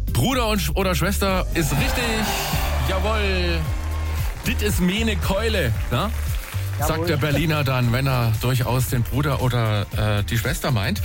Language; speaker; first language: German; native; German